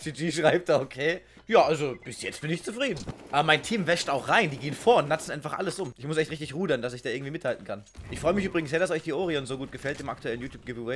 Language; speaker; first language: German; native; German